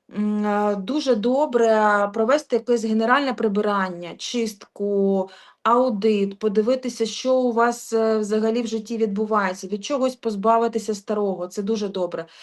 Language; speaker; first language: Ukrainian; native; Ukrainian